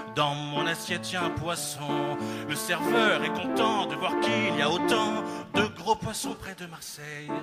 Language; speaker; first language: French; native; French